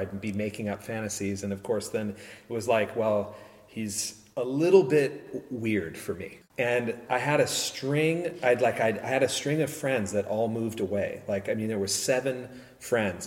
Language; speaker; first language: English; native; English